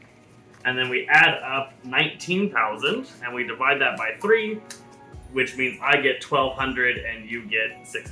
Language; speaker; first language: English; native; English